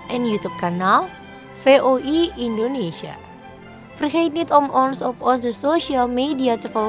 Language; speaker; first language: Dutch; non-native, learner; Indonesian